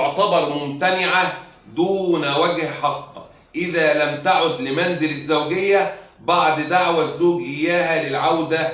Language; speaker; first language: Arabic; native; Arabic